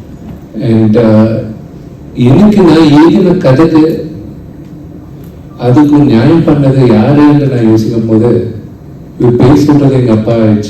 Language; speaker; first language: Tamil; non-native, local second language; Telugu